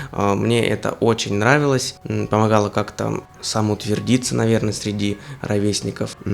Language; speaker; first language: Russian; native; Russian